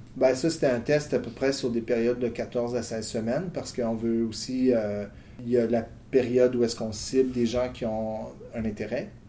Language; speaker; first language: French; native; French